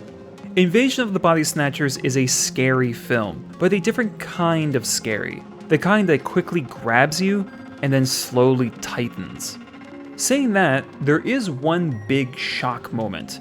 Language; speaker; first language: English; native; English